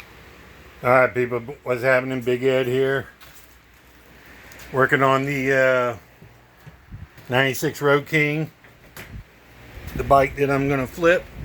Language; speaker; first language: English; native; English